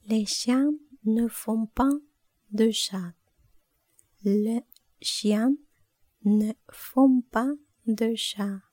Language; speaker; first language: French; non-native, learner; Spanish